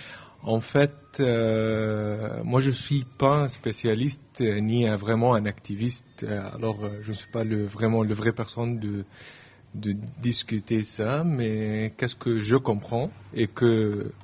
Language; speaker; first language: French; non-native, learner; Arabic